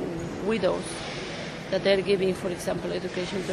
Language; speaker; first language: English; non-native, learner; Spanish